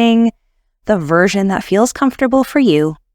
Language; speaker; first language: English; native; English